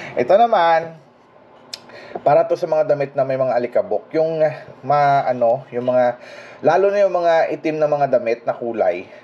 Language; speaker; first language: Filipino; non-native, local second language; Hiligaynon